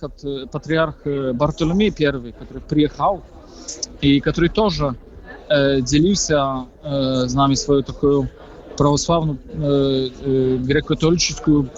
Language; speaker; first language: Russian; non-native, fluent; Polish